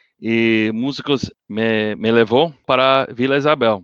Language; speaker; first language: Portuguese; non-native, learner; English